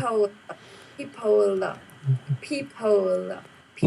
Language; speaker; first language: English; non-native, learner; Chinese